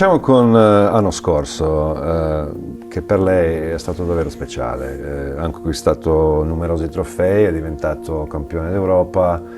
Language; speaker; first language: Italian; non-native, fluent; Slovenian